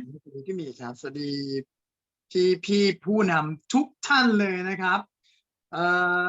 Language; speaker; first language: Thai; native; Thai